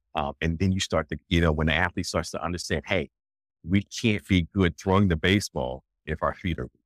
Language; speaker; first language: English; native; English